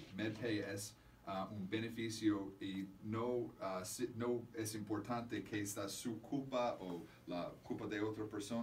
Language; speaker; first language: Spanish; non-native, fluent; English